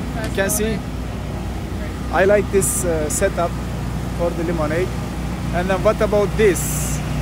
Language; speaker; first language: English; non-native, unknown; Turkish